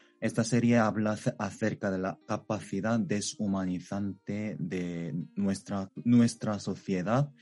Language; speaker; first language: Spanish; non-native, fluent; Korean